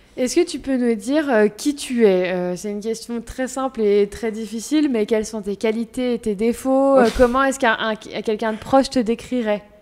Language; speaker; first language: French; native; French